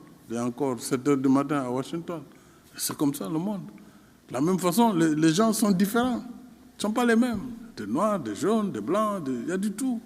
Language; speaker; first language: French; non-native, local second language; Fula